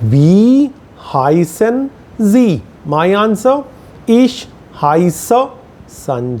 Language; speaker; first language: German; non-native, fluent; Hindi